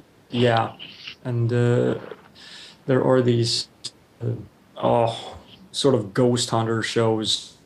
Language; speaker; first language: English; non-native, fluent; Swedish